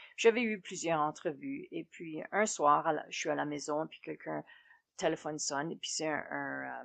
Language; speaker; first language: French; native; French